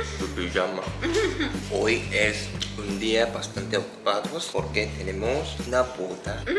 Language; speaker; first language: Spanish; non-native, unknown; Japanese